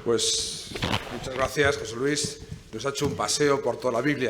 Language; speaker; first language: Spanish; native; Spanish